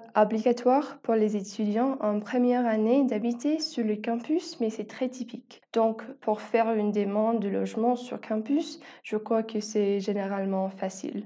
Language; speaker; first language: French; non-native, fluent; English